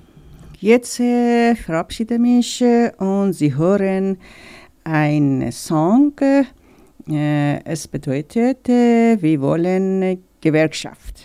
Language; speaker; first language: German; non-native, learner; Persian